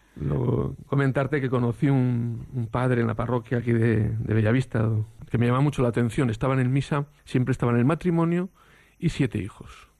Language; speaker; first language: Spanish; native; Spanish